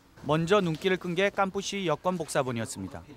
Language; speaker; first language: Korean; native; Korean